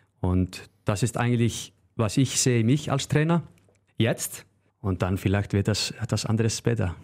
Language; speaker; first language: German; non-native, learner; Icelandic